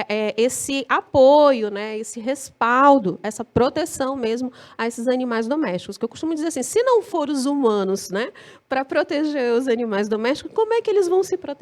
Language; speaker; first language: Portuguese; native; Portuguese